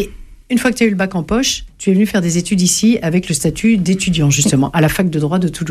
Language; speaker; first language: French; native; French